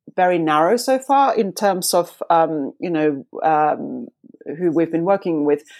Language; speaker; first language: English; non-native, fluent; Finnish